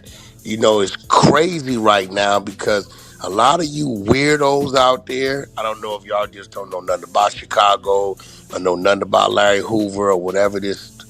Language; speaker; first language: English; native; English